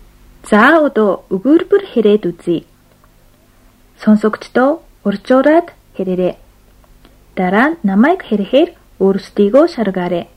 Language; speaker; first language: Mongolian; non-native, fluent; Japanese